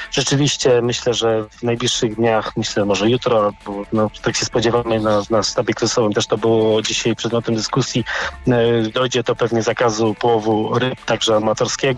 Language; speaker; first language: Polish; native; Polish